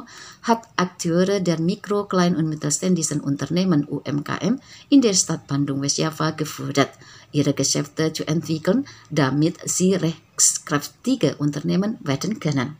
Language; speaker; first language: German; non-native, fluent; Indonesian